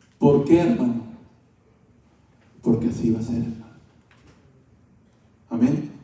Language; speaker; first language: Spanish; native; Spanish